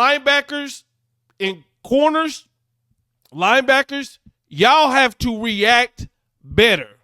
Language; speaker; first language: English; native; English